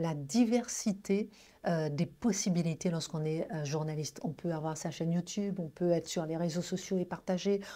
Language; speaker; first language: French; non-native, local second language; Guadeloupean Creole French